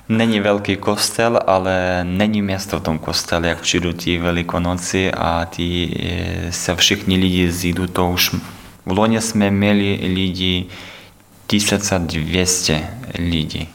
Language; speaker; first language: Czech; non-native, learner; Ukrainian